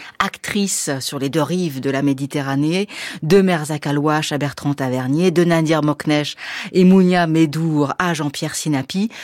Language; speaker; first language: French; native; French